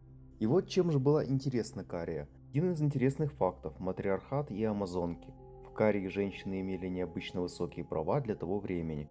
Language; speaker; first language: Russian; native; Russian